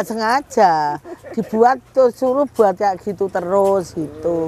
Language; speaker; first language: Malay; non-native, local second language; Javanese